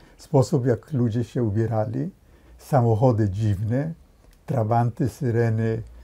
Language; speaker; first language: Polish; early bilingual, heritage; Polish